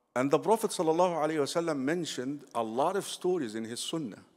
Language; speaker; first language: English; non-native, fluent; Arabic